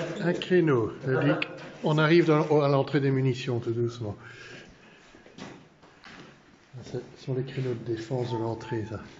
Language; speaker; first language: French; native; French